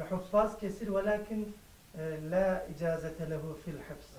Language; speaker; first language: Arabic; non-native, learner; Turkish